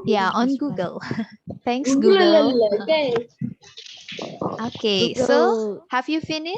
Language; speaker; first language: English; non-native, fluent; Indonesian